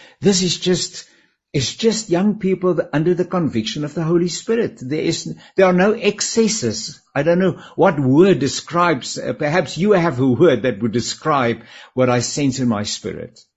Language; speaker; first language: English; non-native, local second language; Afrikaans